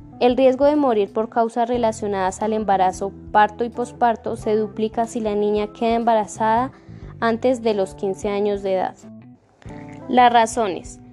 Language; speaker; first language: Spanish; native; Spanish